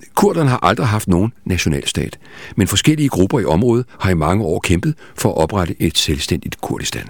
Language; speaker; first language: Danish; native; Danish